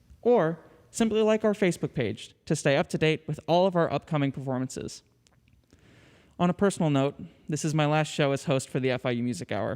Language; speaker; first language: English; native; English